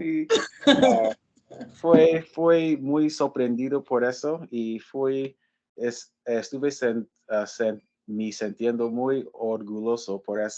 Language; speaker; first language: Spanish; non-native, fluent; English